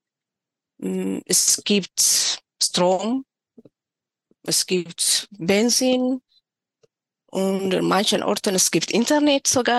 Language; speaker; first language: German; non-native, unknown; Tigrinya